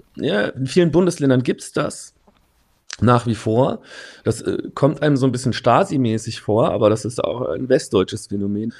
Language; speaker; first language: German; native; German